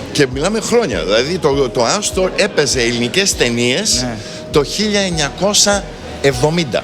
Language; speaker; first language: Greek; early bilingual, heritage; Greek